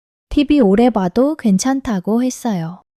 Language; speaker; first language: Korean; early bilingual, heritage; English